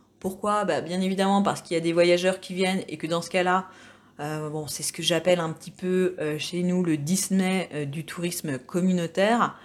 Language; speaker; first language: French; native; French